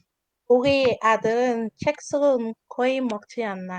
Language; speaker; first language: Korean; non-native, learner; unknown